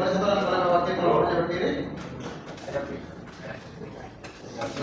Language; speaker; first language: Indonesian; native; Indonesian